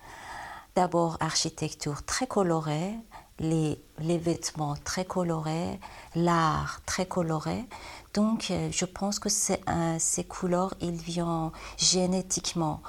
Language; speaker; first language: French; non-native, learner; Persian